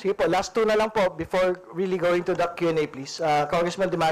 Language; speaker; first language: Filipino; native; Filipino